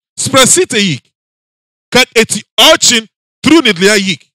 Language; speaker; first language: Russian; non-native, learner; English